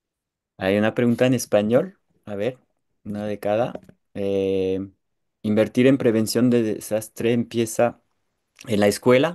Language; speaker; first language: Spanish; non-native, fluent; French